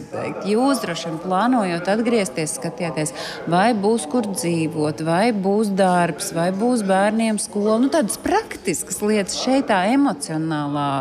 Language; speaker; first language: Latvian; native; Latvian